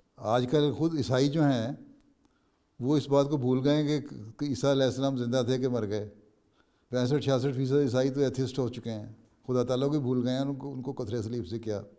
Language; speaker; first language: Urdu; native; Urdu